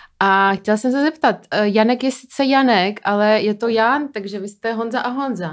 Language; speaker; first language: Czech; non-native, fluent; Slovak